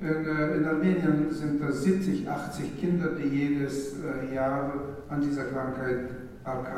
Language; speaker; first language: German; non-native, fluent; Russian